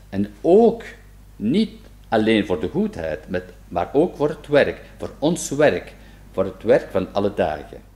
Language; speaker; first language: Dutch; non-native, fluent; French